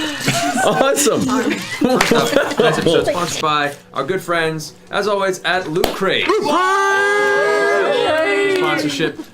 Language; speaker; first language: English; native; English